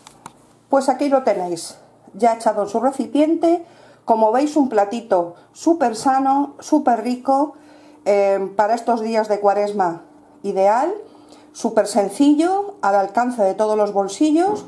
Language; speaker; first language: Spanish; native; Spanish